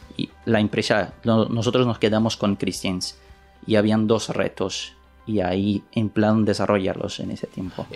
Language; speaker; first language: Spanish; non-native, learner; Portuguese